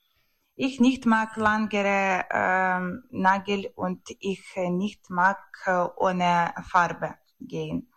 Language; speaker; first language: German; non-native, learner; Ukrainian